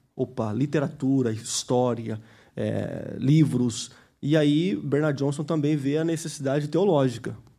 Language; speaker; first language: Portuguese; early bilingual, heritage; Portuguese